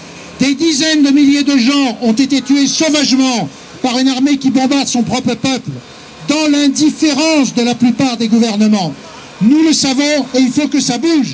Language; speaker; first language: French; native; French